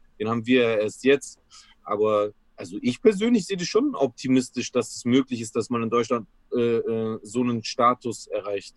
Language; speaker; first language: German; early bilingual, other home language; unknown